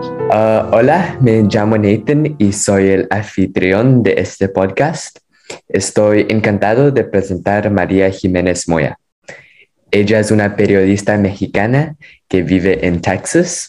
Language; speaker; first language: Spanish; non-native, fluent; English